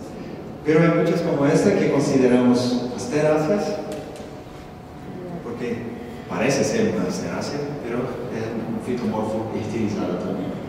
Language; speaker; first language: Spanish; non-native, learner; Portuguese